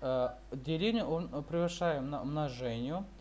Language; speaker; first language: Russian; non-native, local second language; Kazakh